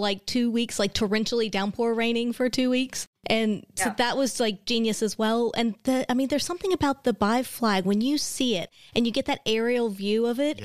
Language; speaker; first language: English; native; English